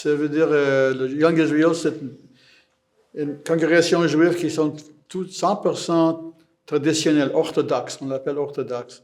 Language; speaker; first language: French; non-native, fluent; English